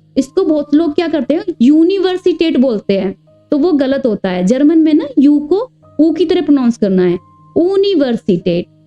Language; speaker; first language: Hindi; native; Hindi